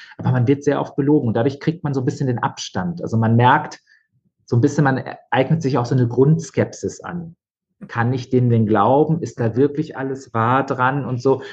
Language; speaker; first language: German; native; German